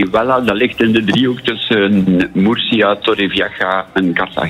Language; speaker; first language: Dutch; native; Dutch